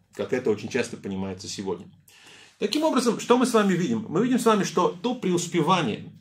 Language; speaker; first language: Russian; native; Russian